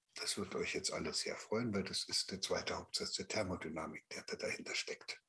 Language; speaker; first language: German; native; German